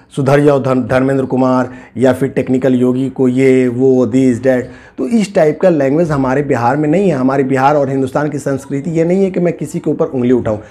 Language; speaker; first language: Hindi; native; Hindi